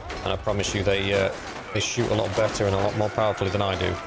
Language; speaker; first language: English; native; English